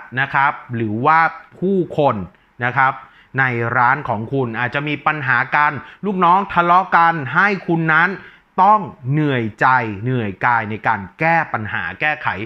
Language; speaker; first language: Thai; native; Thai